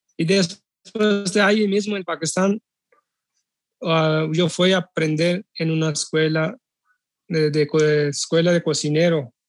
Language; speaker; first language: Spanish; non-native, learner; Urdu